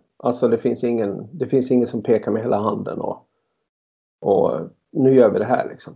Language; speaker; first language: Swedish; native; Swedish